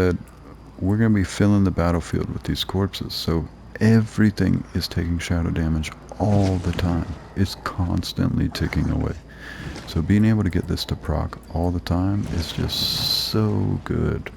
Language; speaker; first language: English; native; English